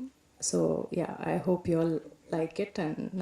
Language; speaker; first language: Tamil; non-native, local second language; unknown